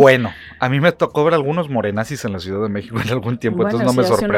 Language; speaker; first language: Spanish; native; Spanish